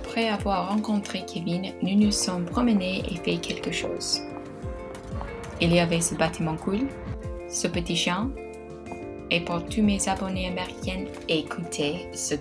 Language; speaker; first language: French; non-native, learner; English